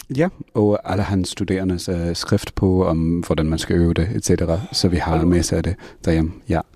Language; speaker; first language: Danish; non-native, fluent; English